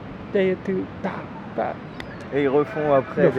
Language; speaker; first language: French; native; French